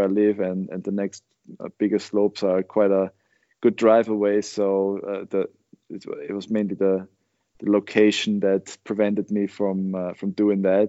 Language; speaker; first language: English; non-native, fluent; German